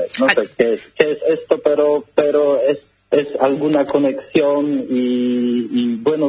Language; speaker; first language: Spanish; non-native, learner; Polish